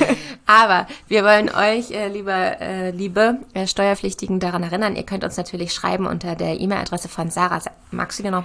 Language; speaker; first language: German; native; German